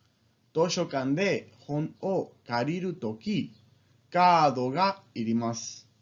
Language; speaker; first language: Japanese; non-native, fluent; Spanish